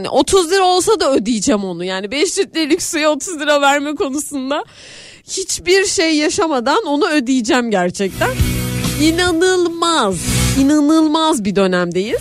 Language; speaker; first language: Turkish; native; Turkish